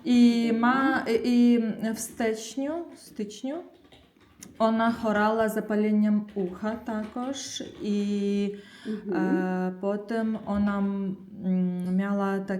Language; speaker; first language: Polish; non-native, learner; Russian